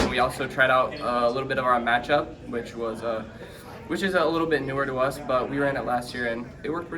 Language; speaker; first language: English; native; English